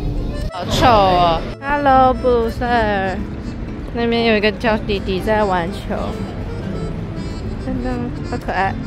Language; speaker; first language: Chinese; native; Chinese